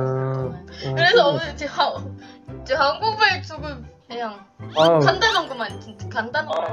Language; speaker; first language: Korean; early bilingual, heritage; Thai